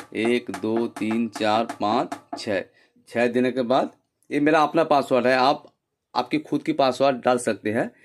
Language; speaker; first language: Hindi; non-native, local second language; Bangla